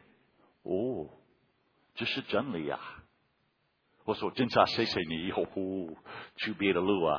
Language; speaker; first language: Chinese; non-native, fluent; English